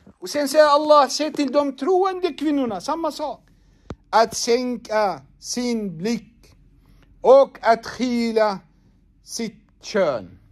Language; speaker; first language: Swedish; non-native, fluent; Arabic